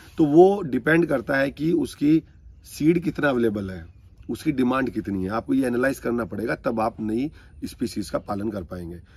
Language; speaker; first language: Hindi; native; Hindi